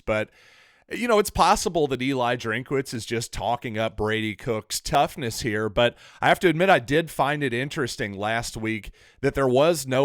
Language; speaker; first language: English; native; English